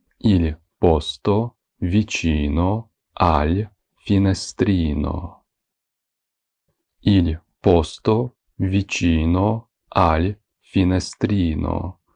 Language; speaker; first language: Italian; non-native, fluent; Ukrainian